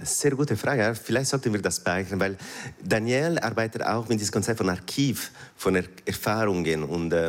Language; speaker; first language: German; non-native, fluent; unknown